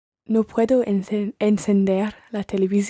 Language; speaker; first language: Spanish; non-native, learner; English